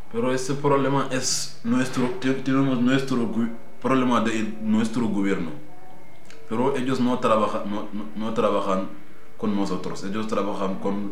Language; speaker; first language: Spanish; non-native, learner; Wolof